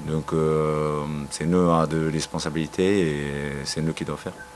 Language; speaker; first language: French; non-native, learner; Japanese